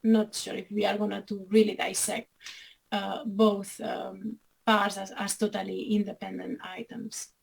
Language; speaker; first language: English; non-native, fluent; Catalan